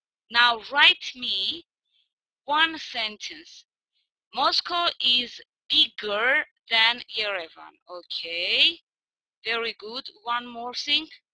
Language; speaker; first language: English; non-native, fluent; Armenian